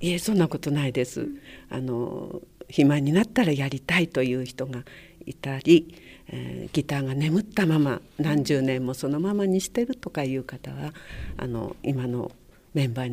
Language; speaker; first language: Japanese; native; Japanese